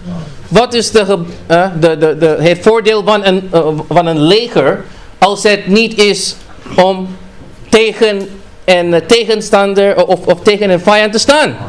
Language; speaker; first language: Dutch; non-native, fluent; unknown